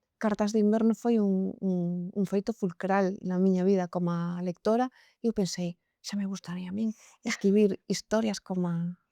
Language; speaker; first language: Galician; non-native, local second language; Spanish